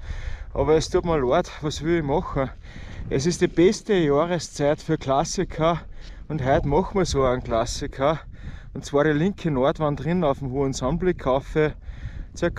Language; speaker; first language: German; native; German